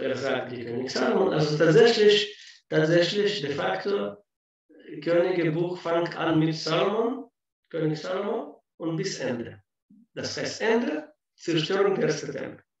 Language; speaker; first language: German; non-native, fluent; Russian